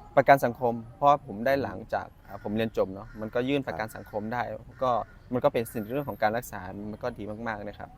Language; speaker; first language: Thai; non-native, local second language; S'gaw Karen